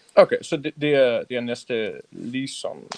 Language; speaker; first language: Danish; non-native, learner; English